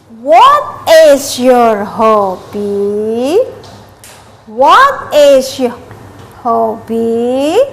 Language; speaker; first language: English; non-native, learner; Indonesian